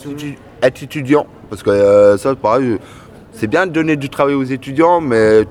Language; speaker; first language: French; native; French